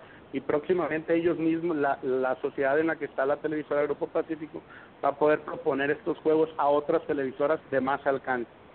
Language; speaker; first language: Spanish; native; Spanish